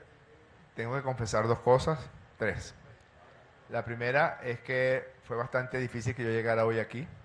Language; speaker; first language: Spanish; native; Spanish